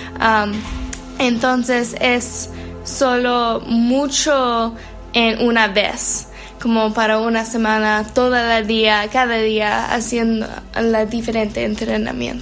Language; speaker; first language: Spanish; non-native, learner; English